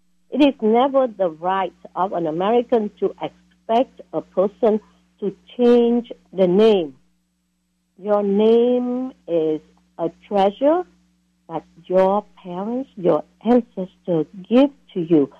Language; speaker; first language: English; non-native, fluent; Vietnamese